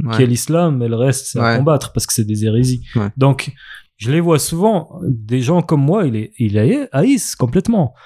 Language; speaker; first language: French; native; French